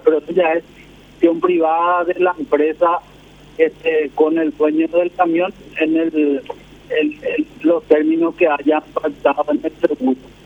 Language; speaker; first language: Spanish; native; Spanish